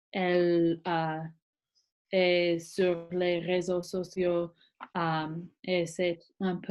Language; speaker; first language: French; non-native, learner; English